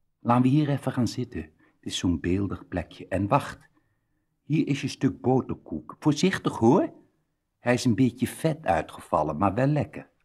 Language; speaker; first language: Dutch; native; Dutch